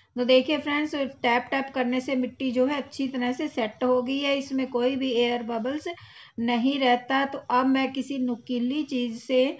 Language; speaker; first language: Hindi; native; Hindi